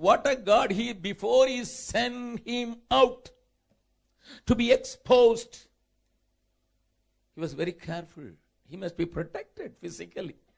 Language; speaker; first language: English; non-native, local second language; Tamil